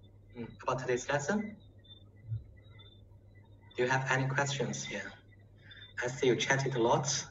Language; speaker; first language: English; non-native, learner; Chinese